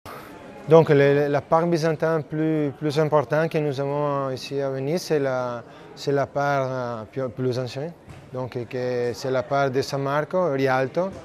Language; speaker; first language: French; non-native, learner; Italian